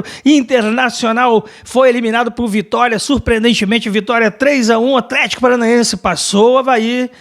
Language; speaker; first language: Portuguese; native; Portuguese